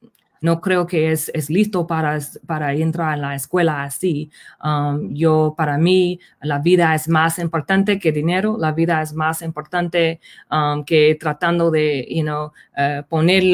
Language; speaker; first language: Spanish; early bilingual, heritage; Spanish